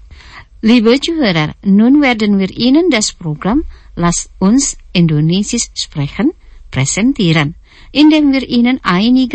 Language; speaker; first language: German; non-native, fluent; Indonesian